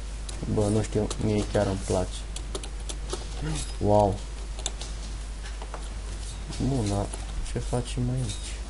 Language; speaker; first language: Romanian; native; Romanian